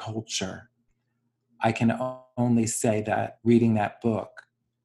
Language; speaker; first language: English; native; English